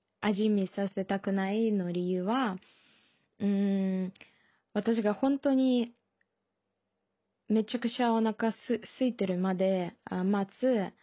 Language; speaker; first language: Japanese; non-native, learner; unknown